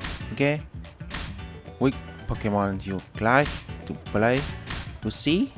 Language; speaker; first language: English; non-native, learner; Vietnamese